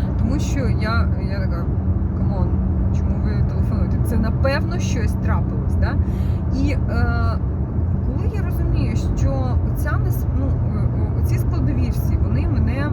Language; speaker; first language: Ukrainian; non-native, local second language; Russian